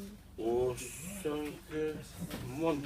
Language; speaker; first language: French; native; French